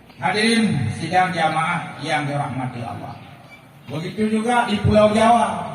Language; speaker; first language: Malay; non-native, local second language; Achinese